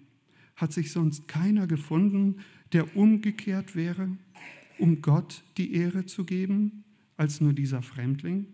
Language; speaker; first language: German; native; German